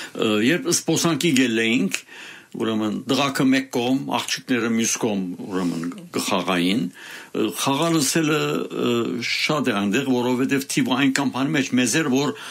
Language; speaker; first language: Armenian; native; Armenian